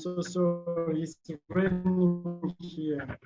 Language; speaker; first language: English; non-native, learner; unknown